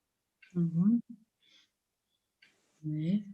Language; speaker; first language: French; non-native, learner; Spanish